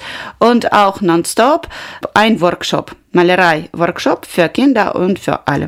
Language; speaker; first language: German; non-native, learner; Ukrainian